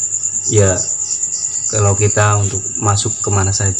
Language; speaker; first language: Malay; non-native, local second language; Javanese